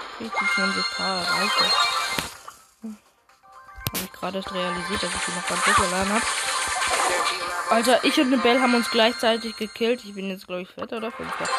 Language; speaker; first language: German; native; German